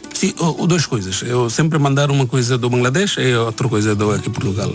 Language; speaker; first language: Portuguese; non-native, learner; Bangla